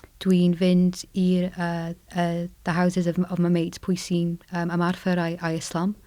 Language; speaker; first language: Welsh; non-native, local second language; English